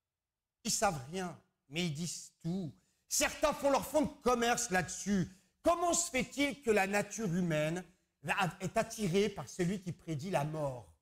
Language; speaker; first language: French; native; French